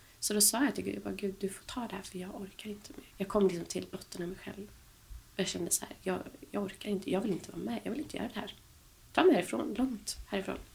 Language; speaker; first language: Swedish; native; Swedish